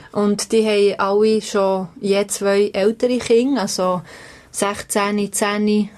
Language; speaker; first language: German; early bilingual, other home language; Albanian